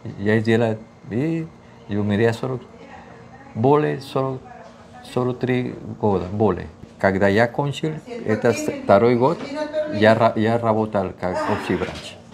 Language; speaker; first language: Russian; non-native, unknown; Spanish